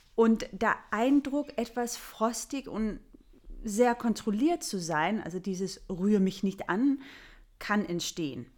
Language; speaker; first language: German; non-native, fluent; Danish